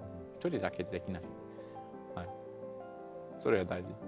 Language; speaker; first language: Japanese; non-native, learner; English